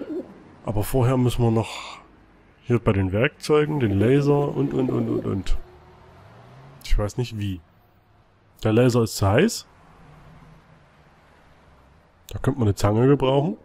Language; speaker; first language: German; native; German